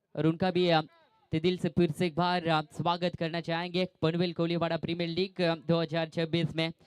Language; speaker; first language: Hindi; non-native, local second language; Marathi